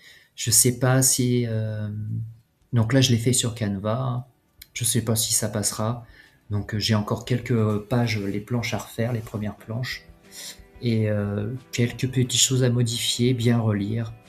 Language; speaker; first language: French; native; French